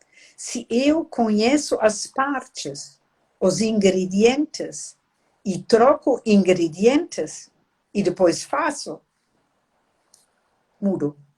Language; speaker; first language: Portuguese; non-native, fluent; German